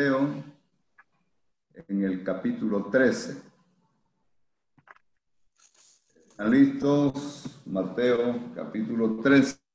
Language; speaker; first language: Spanish; native; Spanish